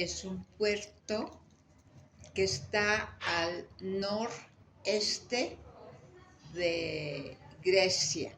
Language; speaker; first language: Spanish; native; Spanish